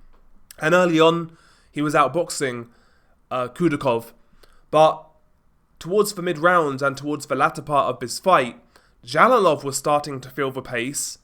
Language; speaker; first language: English; native; English